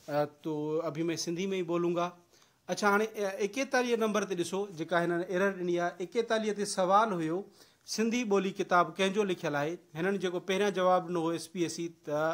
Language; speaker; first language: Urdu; non-native, local second language; Sindhi